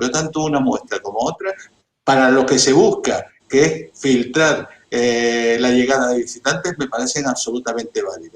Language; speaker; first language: Spanish; native; Spanish